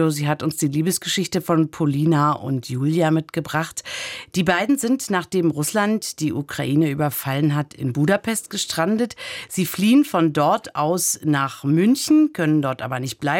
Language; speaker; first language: German; native; German